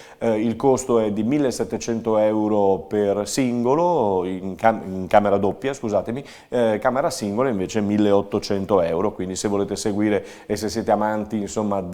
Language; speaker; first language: Italian; native; Italian